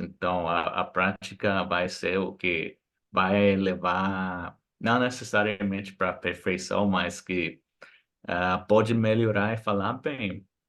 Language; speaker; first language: Portuguese; non-native, fluent; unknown